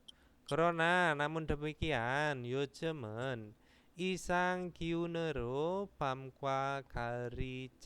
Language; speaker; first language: Korean; non-native, fluent; Indonesian